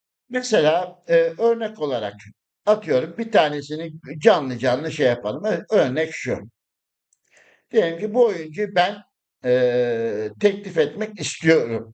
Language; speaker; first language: Turkish; native; Turkish